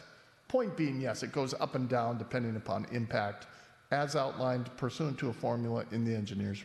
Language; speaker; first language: English; native; English